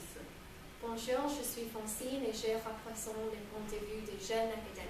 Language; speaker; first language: French; non-native, learner; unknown